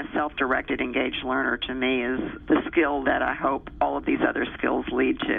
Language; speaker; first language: English; native; English